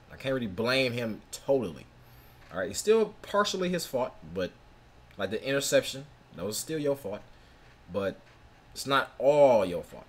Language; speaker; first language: English; native; English